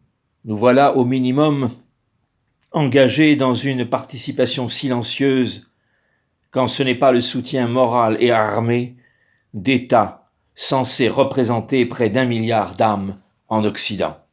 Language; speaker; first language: French; native; French